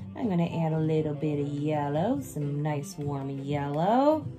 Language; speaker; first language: English; native; English